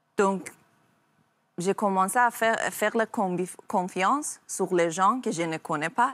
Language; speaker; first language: French; non-native, learner; Persian